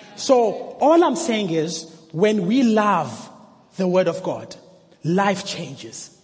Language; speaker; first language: English; non-native, local second language; Xhosa